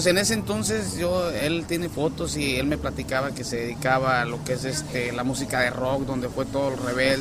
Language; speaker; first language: Spanish; native; Spanish